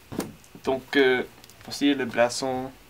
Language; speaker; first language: French; non-native, learner; English